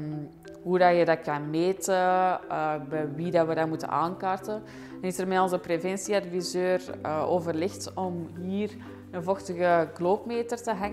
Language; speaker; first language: Dutch; native; Dutch